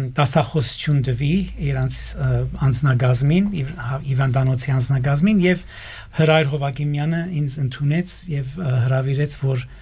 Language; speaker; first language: Armenian; early bilingual, heritage; Armenian